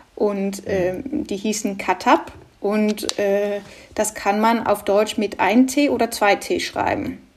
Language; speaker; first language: German; non-native, fluent; Norwegian